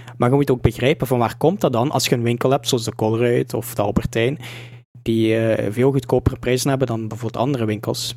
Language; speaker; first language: Dutch; native; Dutch